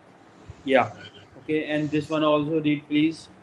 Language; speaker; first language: English; non-native, local second language; Hindi